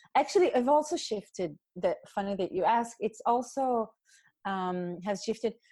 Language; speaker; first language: English; non-native, fluent; Hebrew